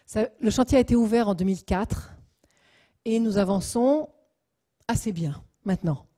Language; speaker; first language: French; native; French